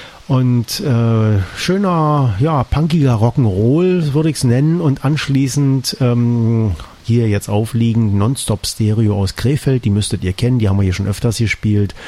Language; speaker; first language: German; native; German